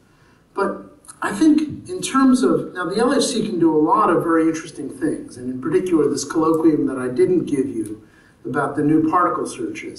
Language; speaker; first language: English; native; English